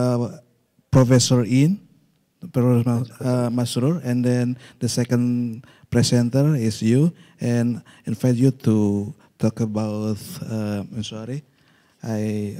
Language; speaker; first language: English; non-native, local second language; Indonesian